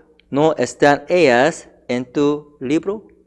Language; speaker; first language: Spanish; non-native, fluent; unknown